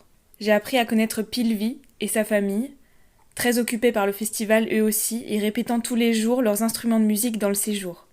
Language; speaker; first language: French; native; French